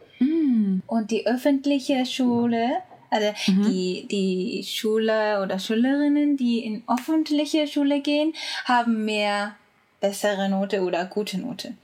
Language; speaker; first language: German; non-native, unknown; Japanese